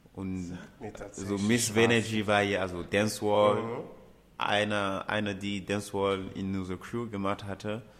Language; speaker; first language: German; non-native, fluent; Ewe